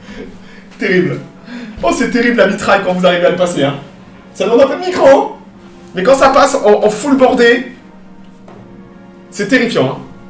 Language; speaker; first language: French; native; French